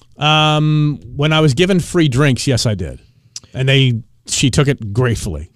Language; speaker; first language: English; native; English